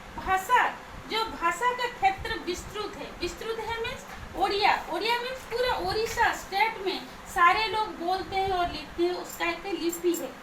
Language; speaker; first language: Hindi; non-native, local second language; Odia